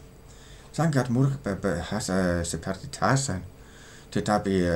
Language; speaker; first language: Indonesian; non-native, learner; Danish